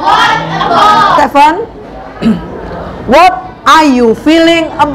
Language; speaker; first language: English; non-native, learner; Indonesian